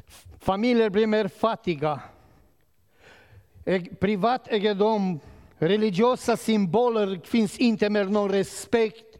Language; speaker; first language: Swedish; non-native, learner; Romanian